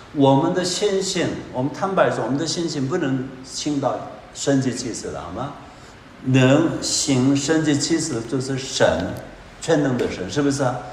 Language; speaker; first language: Chinese; non-native, fluent; Korean